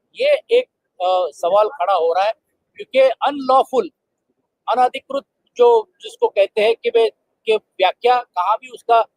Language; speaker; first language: Hindi; non-native, local second language; Marathi